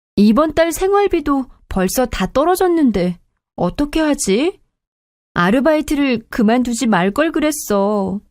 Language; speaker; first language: Korean; native; Korean